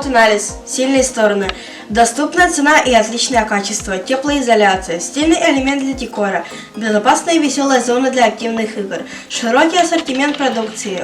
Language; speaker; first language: Russian; non-native, local second language; Yakut